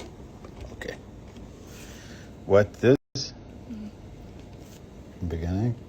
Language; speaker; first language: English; non-native, learner; Arabic